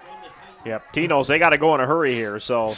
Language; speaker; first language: English; native; English